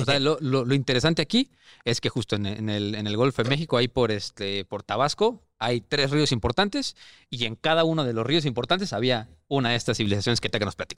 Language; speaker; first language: Spanish; native; Spanish